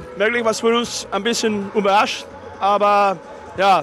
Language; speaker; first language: German; non-native, learner; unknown